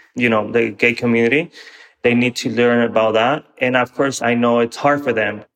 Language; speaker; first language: English; non-native, fluent; Spanish